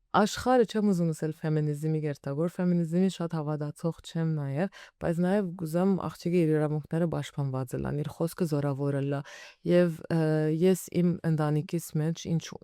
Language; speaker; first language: Armenian; early bilingual, heritage; Armenian